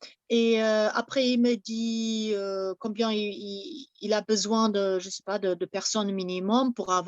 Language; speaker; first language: French; non-native, fluent; German